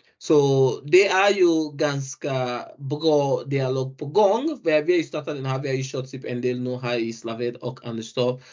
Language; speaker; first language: Swedish; non-native, fluent; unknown